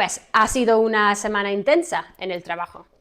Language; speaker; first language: Spanish; non-native, fluent; English